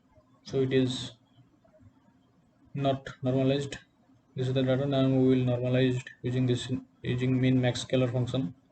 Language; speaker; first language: English; non-native, local second language; Odia